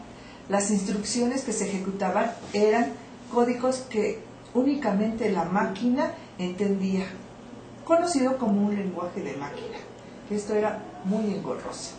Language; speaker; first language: Spanish; native; Spanish